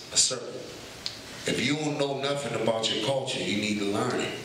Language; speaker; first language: English; native; English